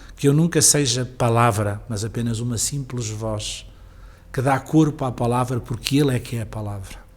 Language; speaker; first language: Portuguese; native; Portuguese